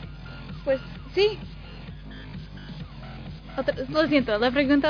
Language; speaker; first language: Spanish; non-native, learner; English